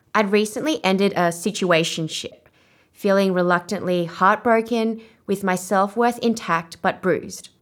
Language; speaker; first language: English; non-native, local second language; Vietnamese